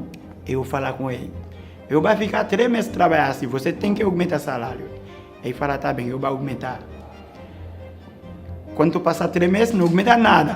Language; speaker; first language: Portuguese; non-native, learner; Haitian Creole